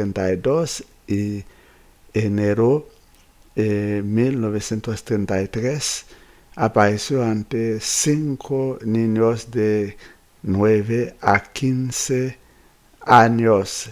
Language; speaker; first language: Spanish; non-native, fluent; Haitian Creole